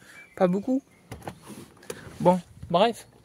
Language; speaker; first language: French; native; French